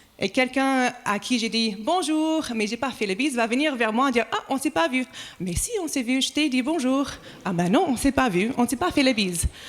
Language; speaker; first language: French; non-native, fluent; English